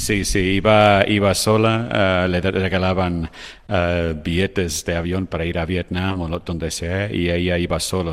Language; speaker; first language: Spanish; non-native, fluent; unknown